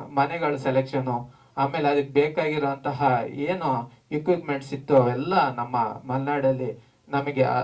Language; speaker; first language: Kannada; native; Kannada